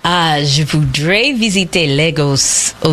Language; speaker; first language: French; non-native, learner; English